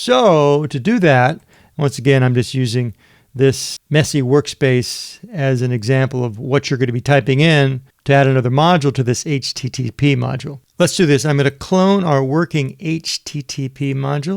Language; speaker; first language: English; native; English